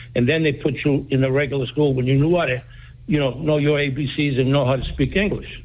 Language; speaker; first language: English; non-native, fluent; Greek